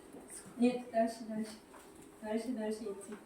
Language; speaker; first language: Russian; non-native, fluent; Korean